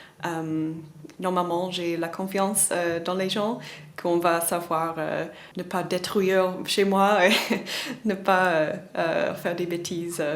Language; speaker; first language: French; non-native, fluent; English